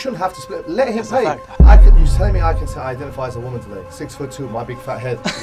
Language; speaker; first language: English; native; English